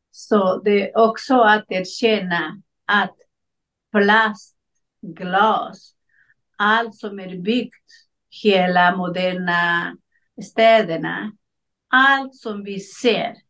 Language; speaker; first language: Swedish; non-native, learner; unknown